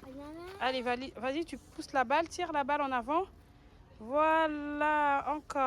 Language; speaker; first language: French; native; French